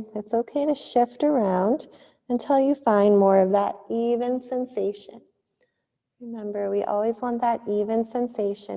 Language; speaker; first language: English; native; English